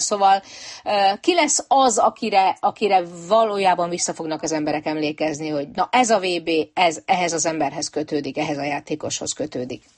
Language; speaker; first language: Hungarian; native; Hungarian